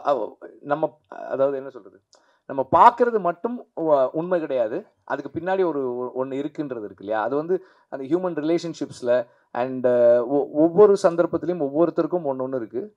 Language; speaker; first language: Tamil; native; Tamil